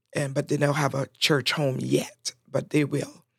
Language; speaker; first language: English; non-native, fluent; Spanish